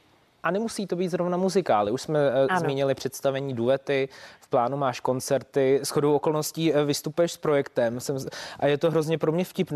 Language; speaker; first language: Czech; native; Czech